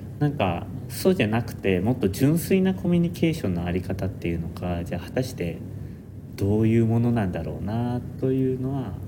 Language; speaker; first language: Japanese; native; Japanese